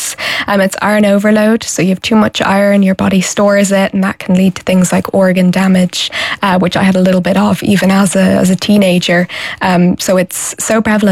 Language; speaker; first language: English; native; English